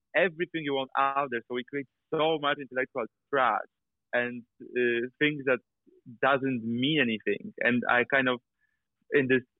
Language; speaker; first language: English; non-native, fluent; Polish